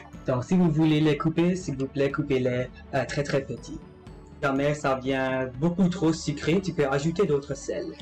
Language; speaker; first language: French; non-native, local second language; English